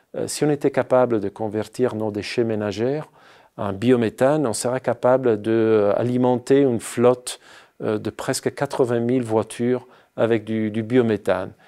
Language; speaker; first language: French; non-native, fluent; Italian